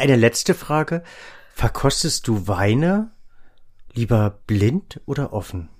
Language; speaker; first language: German; native; German